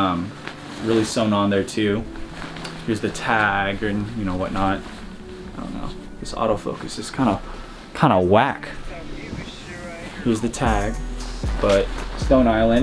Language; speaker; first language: English; native; English